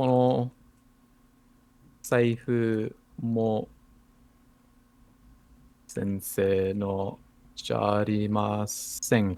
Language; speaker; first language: Japanese; non-native, learner; English